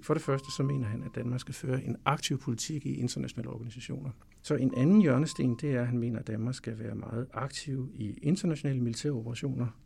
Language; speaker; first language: Danish; native; Danish